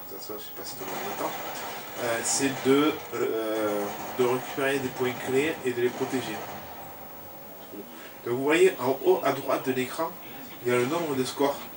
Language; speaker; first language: French; native; French